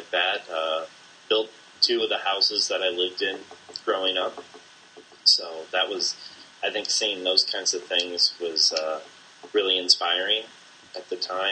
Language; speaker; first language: English; native; English